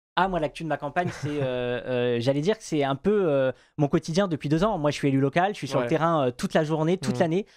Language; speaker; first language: French; native; French